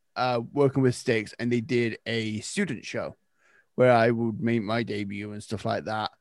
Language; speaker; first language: English; native; English